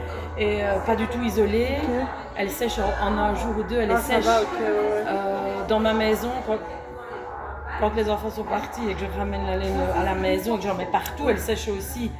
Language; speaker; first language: French; native; French